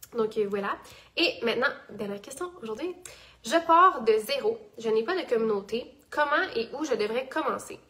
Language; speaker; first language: French; native; French